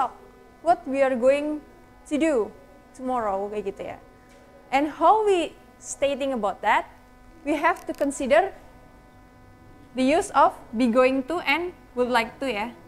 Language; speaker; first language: English; non-native, learner; Indonesian